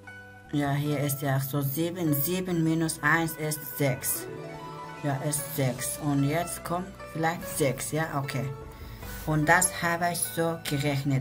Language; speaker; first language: German; non-native, learner; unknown